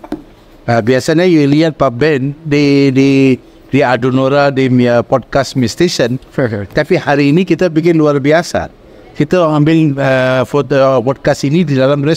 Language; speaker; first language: Indonesian; non-native, fluent; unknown